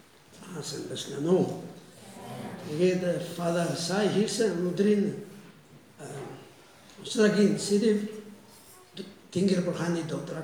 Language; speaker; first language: Mongolian; non-native, fluent; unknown